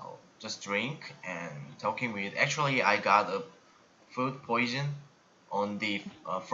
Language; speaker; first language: English; non-native, learner; Korean